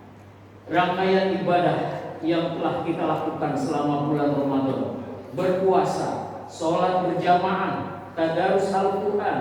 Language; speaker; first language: Indonesian; native; Indonesian